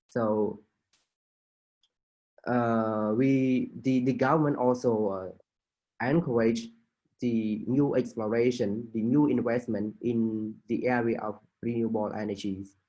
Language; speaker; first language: English; non-native, fluent; Khmer